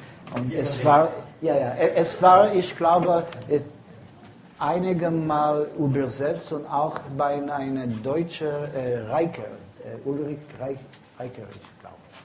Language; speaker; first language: German; non-native, fluent; English